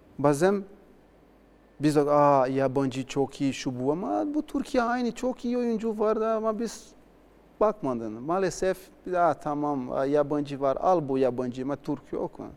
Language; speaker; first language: Turkish; non-native, learner; Portuguese